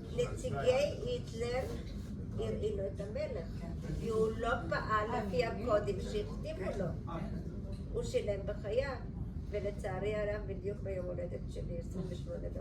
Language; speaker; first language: Hebrew; early bilingual, other home language; Bulgarian